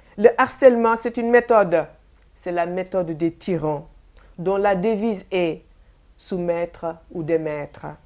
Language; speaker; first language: French; non-native, local second language; Wolof